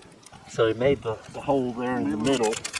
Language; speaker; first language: English; native; English